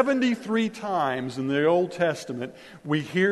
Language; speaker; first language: English; native; English